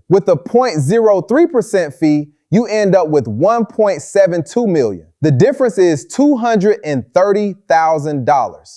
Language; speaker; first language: English; native; English